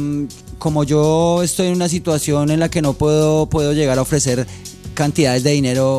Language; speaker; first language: Spanish; native; Spanish